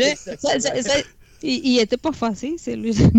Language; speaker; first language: French; non-native, fluent; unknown